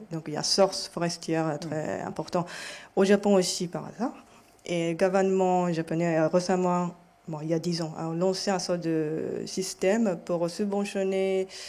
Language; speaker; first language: French; non-native, fluent; Japanese